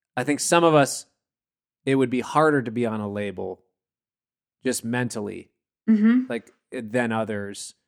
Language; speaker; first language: English; native; English